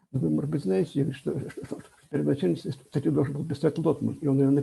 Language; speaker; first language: Russian; native; Russian